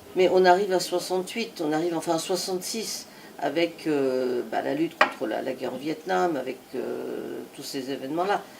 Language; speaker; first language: French; non-native, fluent; Italian